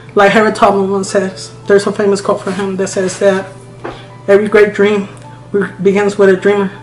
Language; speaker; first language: English; non-native, fluent; Spanish